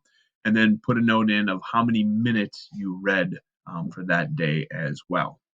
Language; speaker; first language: English; native; English